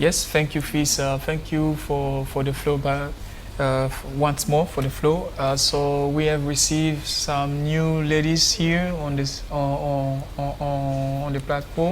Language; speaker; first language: English; non-native, fluent; French